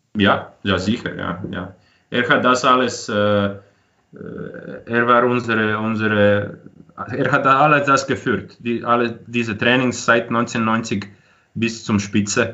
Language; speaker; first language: German; non-native, fluent; Croatian